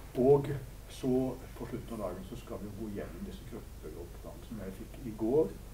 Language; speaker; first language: Norwegian; native; Norwegian